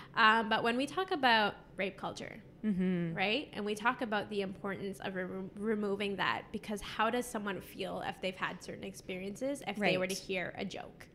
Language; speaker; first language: English; native; English